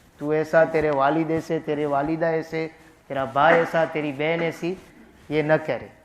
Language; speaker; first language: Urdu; non-native, fluent; Gujarati